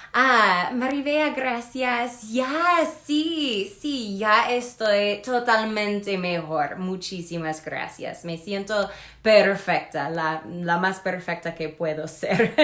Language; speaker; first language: Spanish; non-native, fluent; English